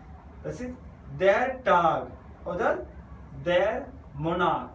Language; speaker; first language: German; non-native, fluent; Hindi